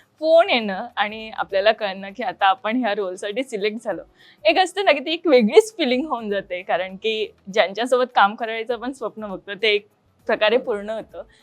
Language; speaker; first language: Marathi; native; Marathi